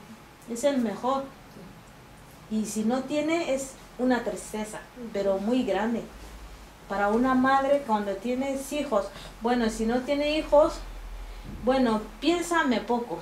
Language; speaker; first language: Spanish; non-native, fluent; Bambara